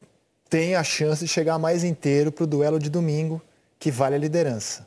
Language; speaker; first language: Portuguese; native; Portuguese